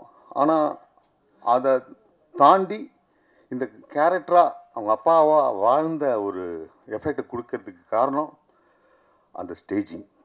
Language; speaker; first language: Tamil; native; Tamil